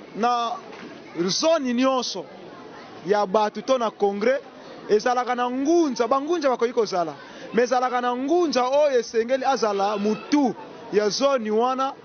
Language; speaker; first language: Lingala; non-native, local second language; Kongo